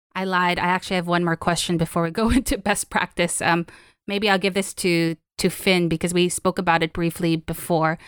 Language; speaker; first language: English; non-native, local second language; Filipino